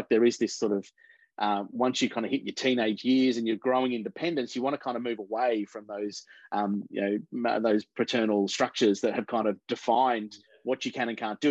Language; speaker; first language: English; native; English